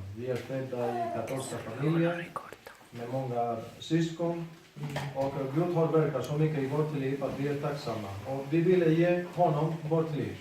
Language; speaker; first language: Swedish; non-native, fluent; Spanish